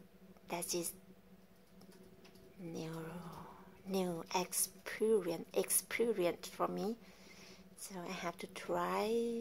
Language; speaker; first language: English; non-native, learner; Thai